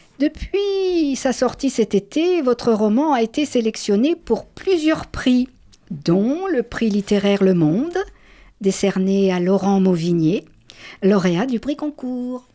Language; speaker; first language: French; native; French